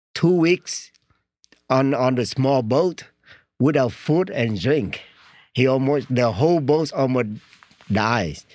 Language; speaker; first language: English; non-native, learner; Vietnamese